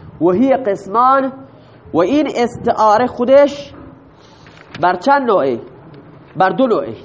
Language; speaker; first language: Persian; non-native, local second language; Baluchi